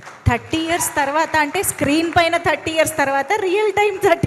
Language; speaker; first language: Telugu; native; Telugu